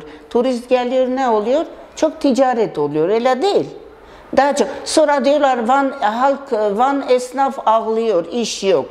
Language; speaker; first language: Turkish; non-native, learner; Armenian